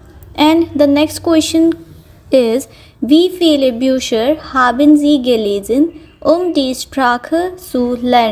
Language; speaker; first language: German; non-native, fluent; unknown